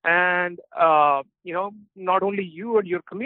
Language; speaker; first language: English; non-native, local second language; Telugu